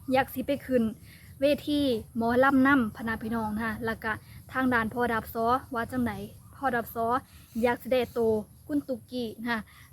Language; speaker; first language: Thai; native; Thai